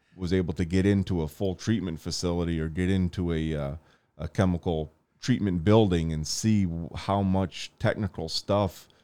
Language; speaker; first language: English; native; English